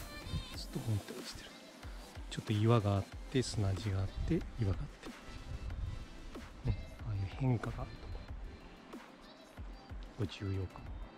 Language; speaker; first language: Japanese; native; Japanese